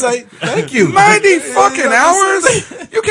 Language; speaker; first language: English; native; English